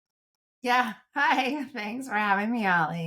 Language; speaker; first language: English; native; English